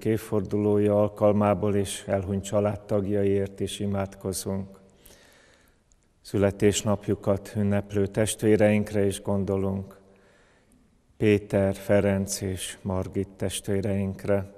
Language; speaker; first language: Hungarian; native; Hungarian